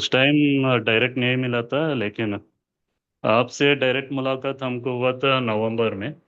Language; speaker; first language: Hindi; non-native, local second language; Telugu